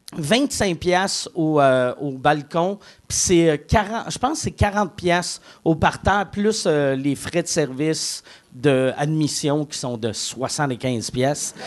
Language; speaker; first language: French; native; French